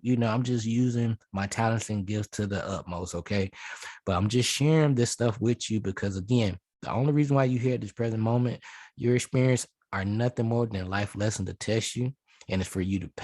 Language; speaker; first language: English; native; English